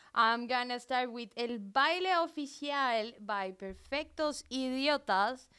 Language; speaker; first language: English; non-native, fluent; Spanish